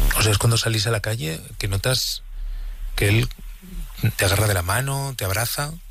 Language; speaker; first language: Spanish; native; Spanish